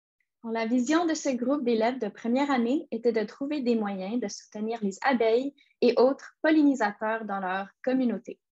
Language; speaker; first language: French; native; French